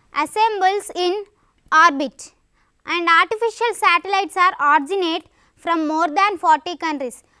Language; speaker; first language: English; non-native, local second language; Telugu